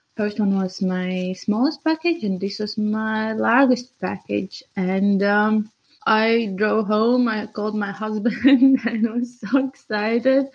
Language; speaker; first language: English; non-native, fluent; Latvian